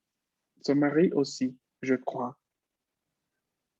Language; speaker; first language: French; non-native, fluent; Spanish